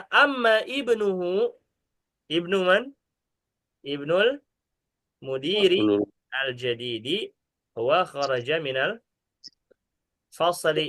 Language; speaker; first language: Arabic; non-native, fluent; Indonesian